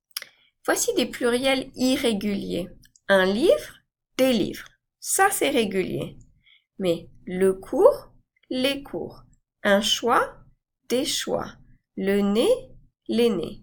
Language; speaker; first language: French; non-native, fluent; English